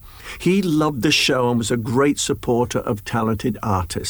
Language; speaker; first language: English; native; English